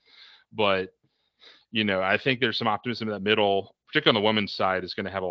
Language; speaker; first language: English; native; English